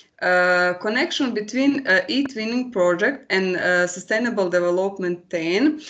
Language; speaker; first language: English; non-native, learner; Croatian